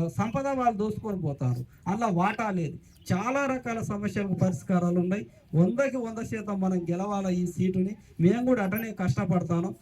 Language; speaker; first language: Telugu; non-native, local second language; Koya